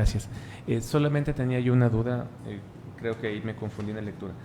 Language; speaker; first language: Spanish; native; Spanish